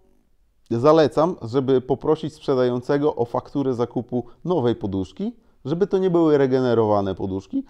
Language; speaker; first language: Polish; native; Polish